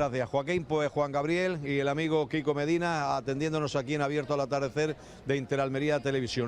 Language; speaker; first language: Spanish; native; Spanish